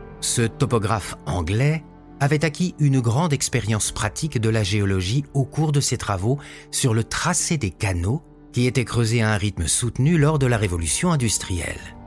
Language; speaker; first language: French; native; French